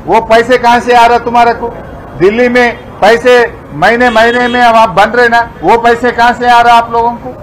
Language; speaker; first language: Hindi; non-native, local second language; Telugu